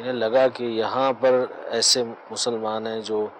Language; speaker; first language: Urdu; native; Urdu